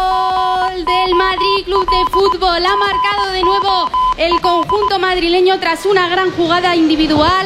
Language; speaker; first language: Spanish; native; Spanish